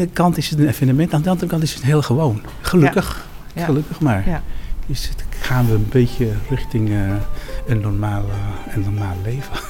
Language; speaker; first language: Dutch; non-native, fluent; Spanish